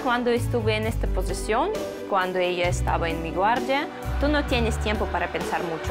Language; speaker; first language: Spanish; non-native, fluent; Russian